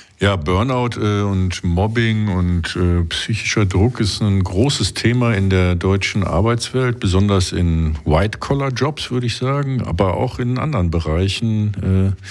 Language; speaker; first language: German; native; German